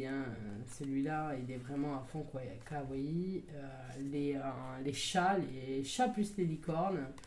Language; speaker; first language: French; native; French